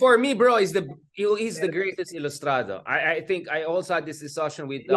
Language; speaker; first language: English; non-native, local second language; Filipino